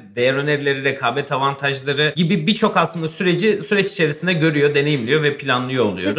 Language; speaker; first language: Turkish; native; Turkish